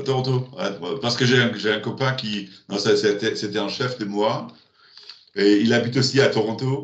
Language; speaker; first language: French; non-native, learner; German